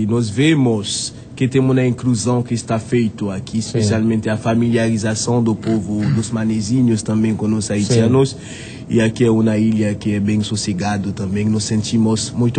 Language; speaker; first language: Portuguese; non-native, fluent; Haitian Creole